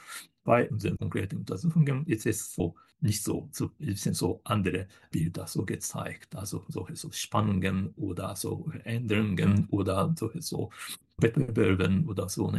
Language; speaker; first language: German; non-native, fluent; Japanese